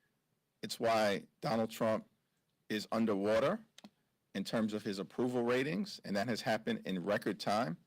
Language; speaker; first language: English; native; English